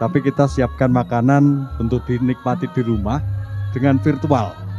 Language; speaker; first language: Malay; non-native, local second language; Javanese